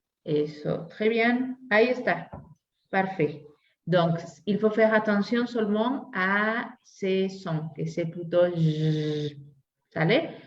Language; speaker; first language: French; non-native, fluent; Spanish